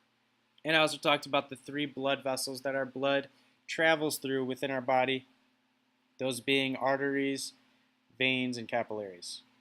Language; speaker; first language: English; native; English